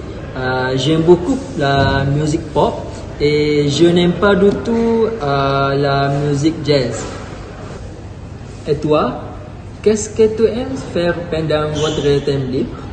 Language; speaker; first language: French; non-native, learner; Malay